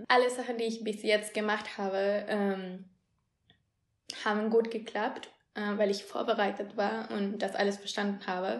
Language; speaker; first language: German; non-native, fluent; Spanish